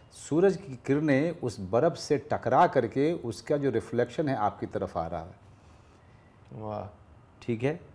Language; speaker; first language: Hindi; native; Hindi